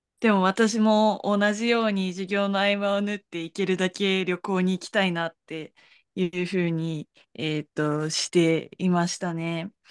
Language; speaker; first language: Japanese; native; Japanese